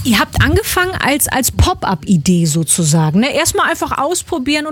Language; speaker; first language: German; native; German